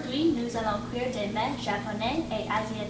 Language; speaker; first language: French; non-native, fluent; English